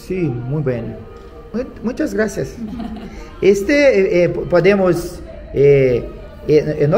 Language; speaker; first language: Spanish; non-native, learner; Portuguese